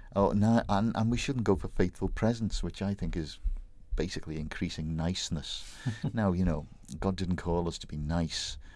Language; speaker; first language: English; native; English